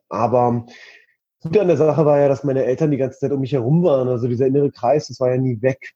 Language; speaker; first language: German; early bilingual, other home language; Persian